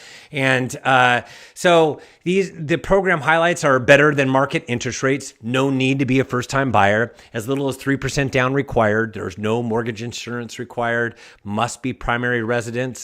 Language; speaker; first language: English; native; English